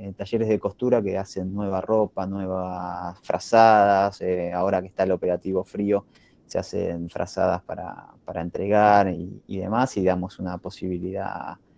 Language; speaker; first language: Spanish; native; Spanish